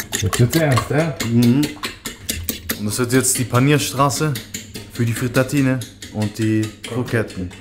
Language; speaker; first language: German; native; German